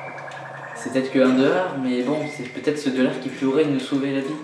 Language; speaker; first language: French; native; French